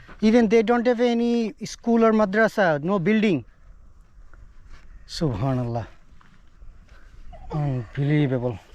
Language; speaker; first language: English; non-native, learner; Bangla